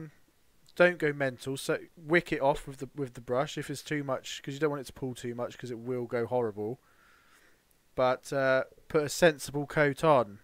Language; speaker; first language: English; native; English